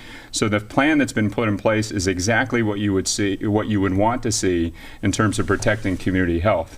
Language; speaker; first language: English; native; English